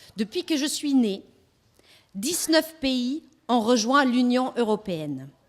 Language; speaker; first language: French; non-native, fluent; German